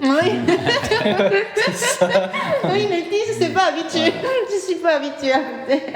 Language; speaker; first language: French; non-native, learner; Korean